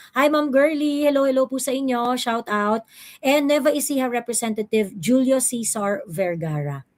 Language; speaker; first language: Filipino; native; Filipino